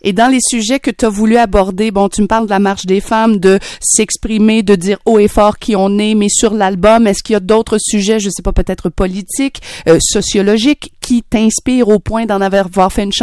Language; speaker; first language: French; native; French